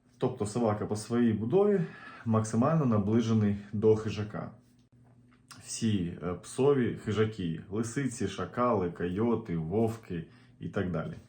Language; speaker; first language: Ukrainian; native; Ukrainian